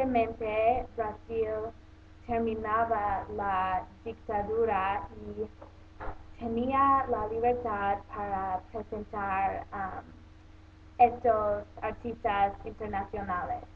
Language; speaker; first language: Spanish; non-native, learner; English